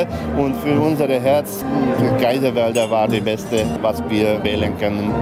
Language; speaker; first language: German; non-native, local second language; Hungarian